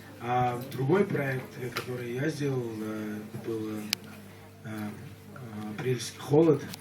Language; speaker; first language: Russian; non-native, fluent; Georgian